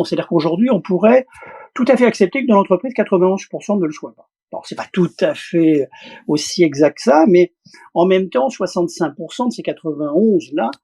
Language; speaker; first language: French; native; French